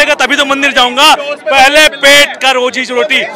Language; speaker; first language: Hindi; native; Hindi